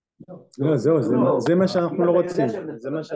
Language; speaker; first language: Hebrew; non-native, fluent; French